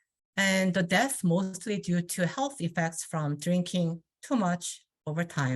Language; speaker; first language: English; non-native, fluent; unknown